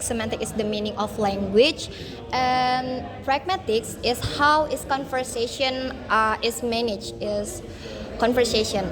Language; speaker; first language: English; non-native, learner; Indonesian